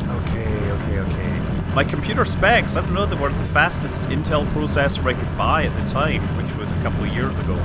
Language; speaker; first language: English; native; English